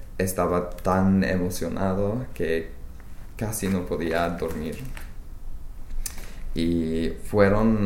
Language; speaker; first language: Spanish; non-native, fluent; English